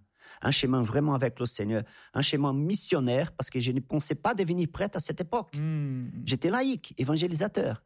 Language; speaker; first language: French; non-native, fluent; Portuguese